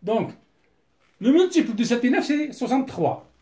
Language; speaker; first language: French; non-native, local second language; Arabic